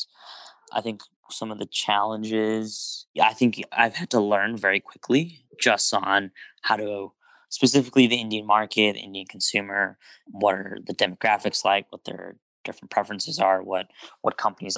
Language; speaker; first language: English; native; English